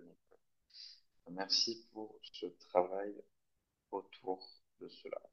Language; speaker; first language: French; native; French